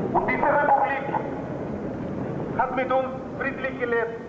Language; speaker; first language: German; non-native, fluent; Spanish